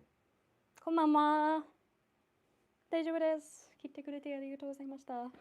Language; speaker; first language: Japanese; non-native, fluent; English